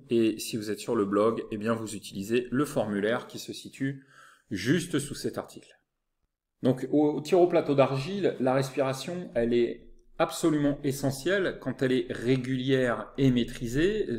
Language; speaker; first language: French; native; French